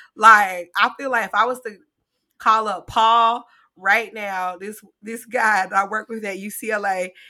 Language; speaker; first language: English; native; English